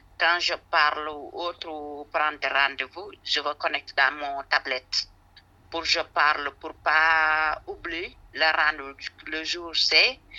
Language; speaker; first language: French; non-native, local second language; Wolof